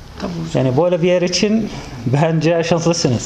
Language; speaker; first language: Turkish; non-native, fluent; Arabic